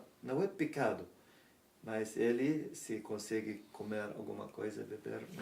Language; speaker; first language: Portuguese; non-native, learner; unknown